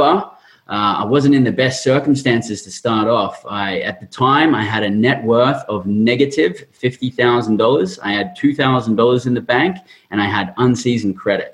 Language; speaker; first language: English; native; English